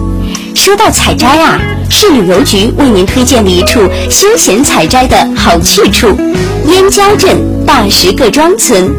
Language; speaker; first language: Chinese; native; Chinese